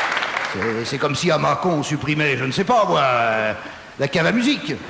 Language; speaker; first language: French; native; French